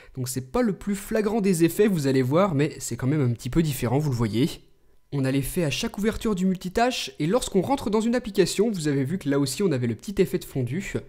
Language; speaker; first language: French; native; French